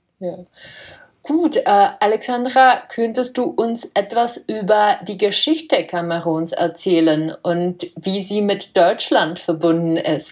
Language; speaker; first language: German; non-native, fluent; Czech